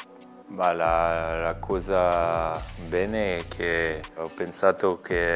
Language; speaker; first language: Italian; non-native, learner; French